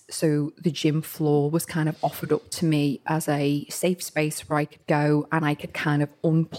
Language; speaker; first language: English; native; English